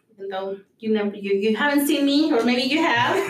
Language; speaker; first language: English; early bilingual, other home language; Spanish